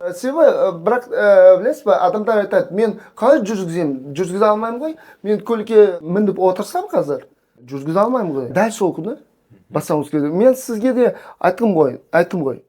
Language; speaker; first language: Kazakh; non-native, local second language; Russian